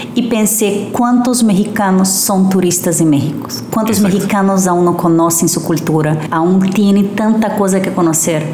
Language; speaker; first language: Spanish; early bilingual, other home language; Portuguese